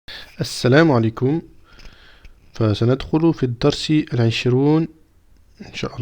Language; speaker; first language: Arabic; non-native, fluent; French